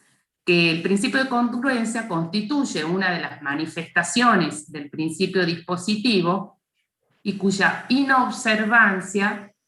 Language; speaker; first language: Spanish; native; Spanish